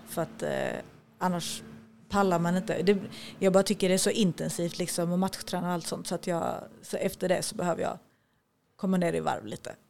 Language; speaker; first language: Swedish; native; Swedish